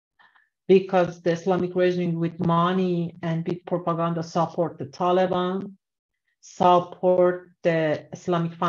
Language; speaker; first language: English; non-native, learner; Persian